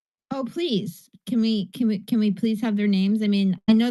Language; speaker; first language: English; native; English